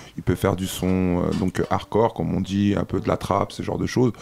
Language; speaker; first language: French; native; French